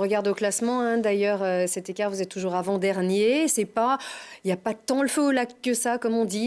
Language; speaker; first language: French; native; French